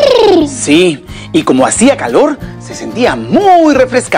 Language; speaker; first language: Spanish; native; Spanish